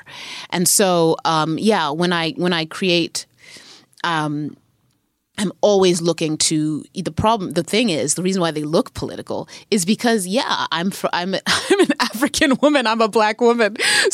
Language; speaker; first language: English; native; English